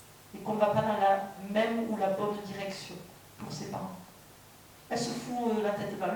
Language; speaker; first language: French; native; French